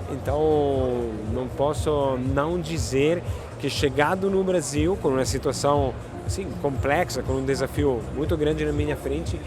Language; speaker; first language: Portuguese; non-native, fluent; Italian